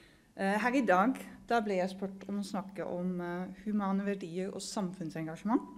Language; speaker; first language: Norwegian; non-native, fluent; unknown